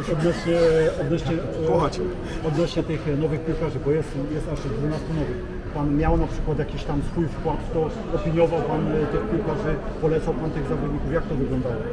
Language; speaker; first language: Polish; native; Polish